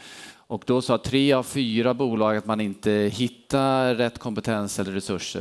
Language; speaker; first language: Swedish; native; Swedish